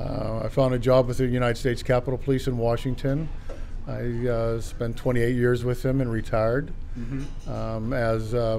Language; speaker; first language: English; native; English